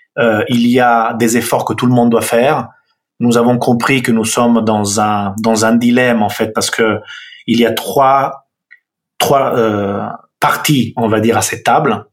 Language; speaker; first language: French; non-native, fluent; Italian